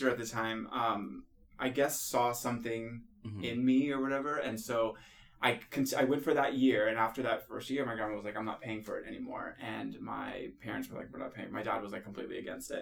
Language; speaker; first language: English; native; English